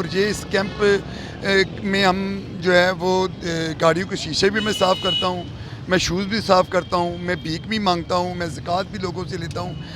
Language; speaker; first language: Urdu; non-native, local second language; Punjabi